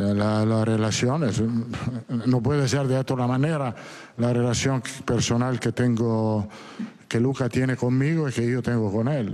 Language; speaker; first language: Spanish; non-native, fluent; Italian